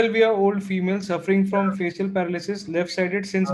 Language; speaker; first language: English; non-native, local second language; Hindi